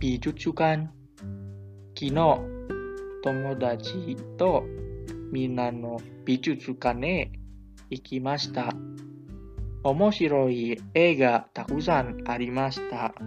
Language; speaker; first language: Japanese; non-native, learner; Indonesian